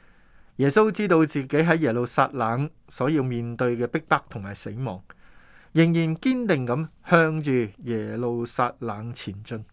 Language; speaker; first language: Chinese; non-native, local second language; Cantonese